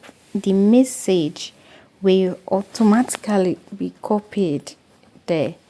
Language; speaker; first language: English; non-native, local second language; Igbo